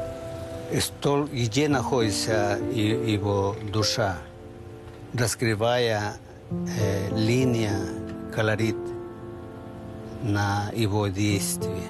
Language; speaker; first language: Russian; non-native, learner; Spanish